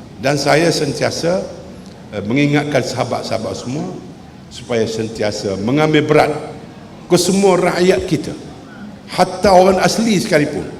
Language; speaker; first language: Malay; native; Malay